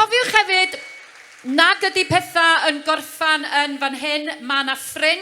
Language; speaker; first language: Welsh; native; Welsh